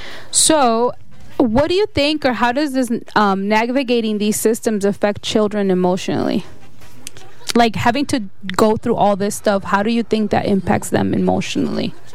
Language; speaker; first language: English; early bilingual, other home language; Spanish